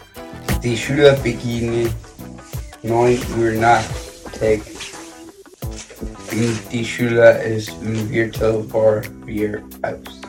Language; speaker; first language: German; non-native, learner; English